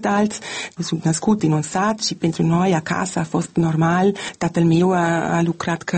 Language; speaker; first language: Romanian; non-native, learner; German